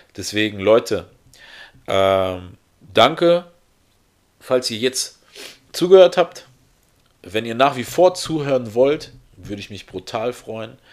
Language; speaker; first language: German; early bilingual, other home language; Russian